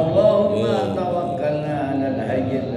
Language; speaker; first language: Indonesian; non-native, local second language; Madurese